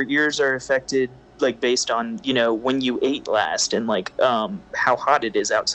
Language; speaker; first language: English; native; English